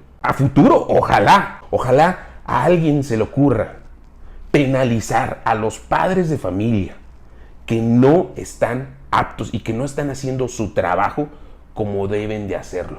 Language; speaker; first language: Spanish; native; Spanish